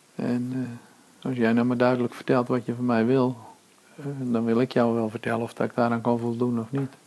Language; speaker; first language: Dutch; early bilingual, other home language; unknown